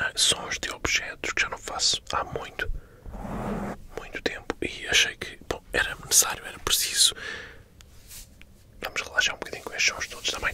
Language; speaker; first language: Portuguese; native; Portuguese